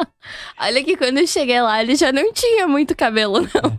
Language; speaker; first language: Portuguese; native; Portuguese